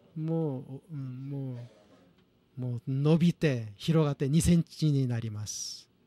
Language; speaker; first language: Japanese; non-native, fluent; Korean